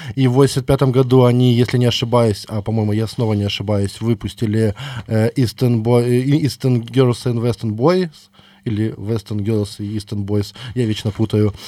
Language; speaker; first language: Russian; native; Russian